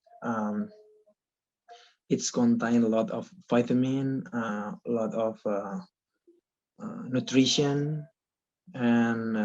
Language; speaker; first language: English; non-native, learner; Indonesian